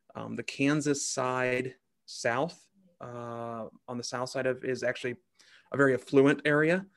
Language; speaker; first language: English; native; English